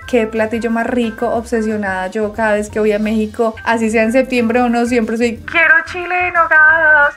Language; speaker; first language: Spanish; native; Spanish